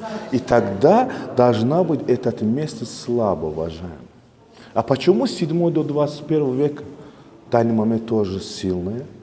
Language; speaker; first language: Russian; non-native, local second language; Azerbaijani